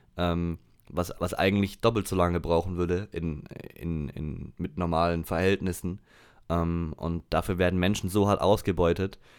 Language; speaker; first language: German; native; German